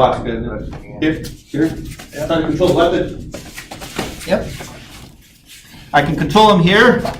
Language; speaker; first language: English; native; English